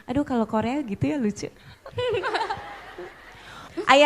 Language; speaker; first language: Indonesian; native; Indonesian